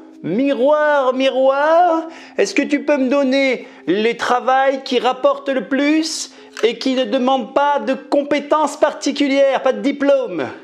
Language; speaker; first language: French; native; French